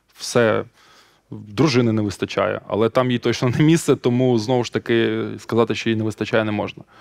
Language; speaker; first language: Ukrainian; non-native, local second language; Russian